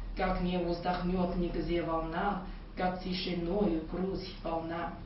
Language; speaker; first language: Russian; non-native, learner; Chinese